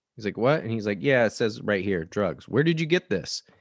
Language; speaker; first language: English; native; English